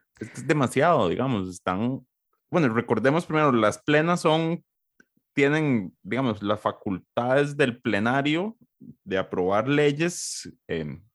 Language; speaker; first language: Spanish; native; Spanish